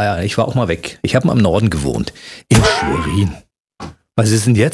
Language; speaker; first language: German; native; German